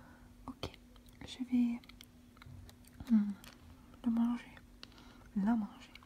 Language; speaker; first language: French; non-native, fluent; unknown